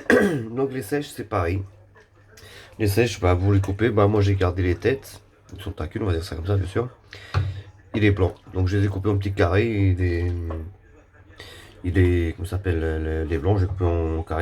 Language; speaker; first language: French; native; French